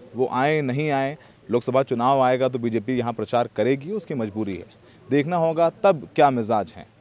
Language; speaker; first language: Hindi; native; Hindi